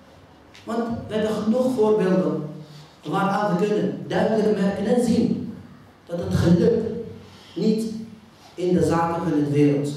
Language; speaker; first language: Dutch; non-native, fluent; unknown